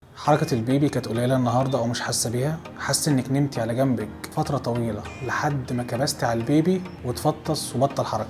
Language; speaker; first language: Arabic; native; Arabic